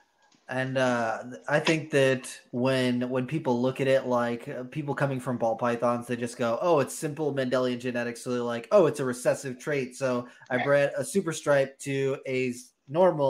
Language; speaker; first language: English; native; English